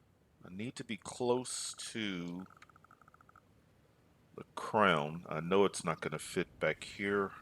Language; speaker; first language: English; native; English